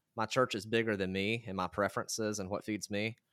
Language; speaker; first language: English; native; English